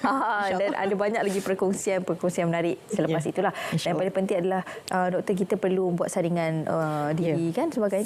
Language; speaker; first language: Malay; native; Malay